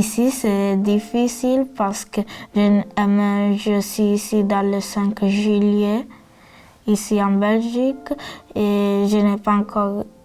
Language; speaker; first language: French; non-native, learner; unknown